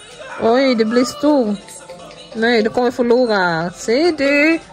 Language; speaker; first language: Swedish; non-native, learner; Filipino